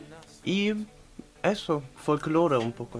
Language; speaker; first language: Spanish; non-native, fluent; German